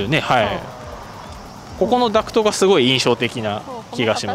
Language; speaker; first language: Japanese; native; Japanese